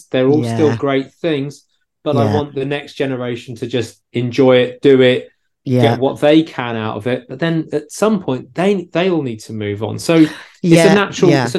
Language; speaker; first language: English; native; English